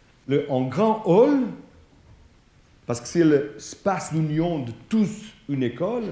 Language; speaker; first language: French; non-native, fluent; Portuguese